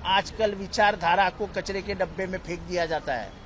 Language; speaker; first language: Hindi; non-native, local second language; Marathi